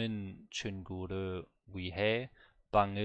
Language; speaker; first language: Korean; non-native, learner; German